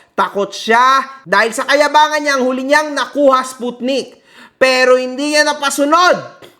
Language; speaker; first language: Filipino; early bilingual, heritage; Filipino